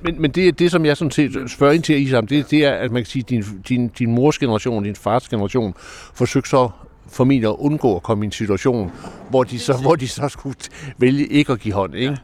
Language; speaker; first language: Danish; native; Danish